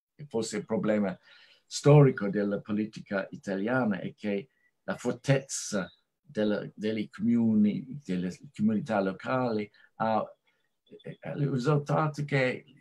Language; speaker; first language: Italian; non-native, fluent; English